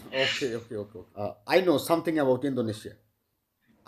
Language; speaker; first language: English; non-native, learner; Bangla